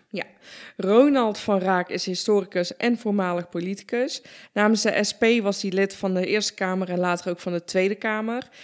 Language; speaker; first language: Dutch; early bilingual, other home language; Persian